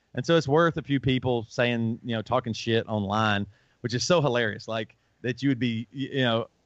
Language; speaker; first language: English; native; English